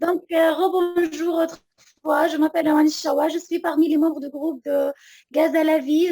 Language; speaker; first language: French; non-native, fluent; Arabic